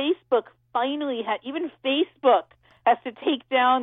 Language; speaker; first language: English; native; English